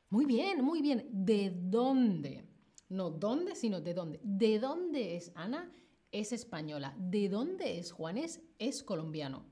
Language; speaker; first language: Spanish; native; Spanish